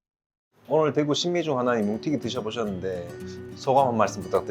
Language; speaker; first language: Korean; native; Korean